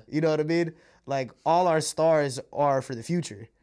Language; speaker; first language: English; early bilingual, other home language; Malayalam